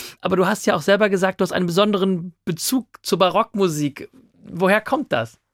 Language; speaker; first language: German; native; German